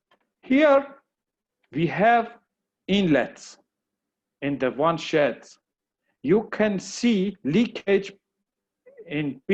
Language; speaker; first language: English; non-native, learner; Persian